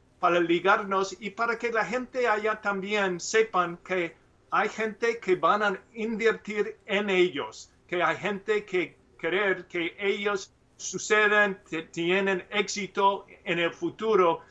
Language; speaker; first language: Spanish; non-native, learner; English